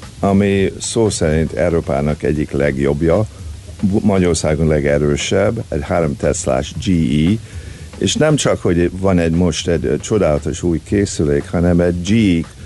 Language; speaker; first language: Hungarian; early bilingual, heritage; Hungarian